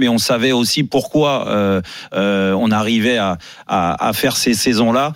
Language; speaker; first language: French; native; French